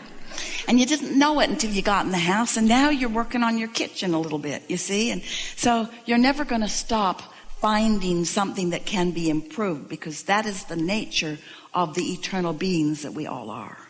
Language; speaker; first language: English; native; English